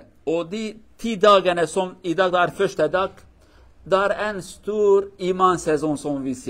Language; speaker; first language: Swedish; non-native, fluent; Kurdish